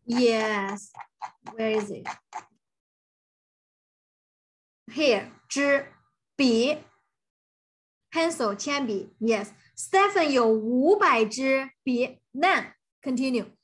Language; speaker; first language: English; non-native, fluent; Chinese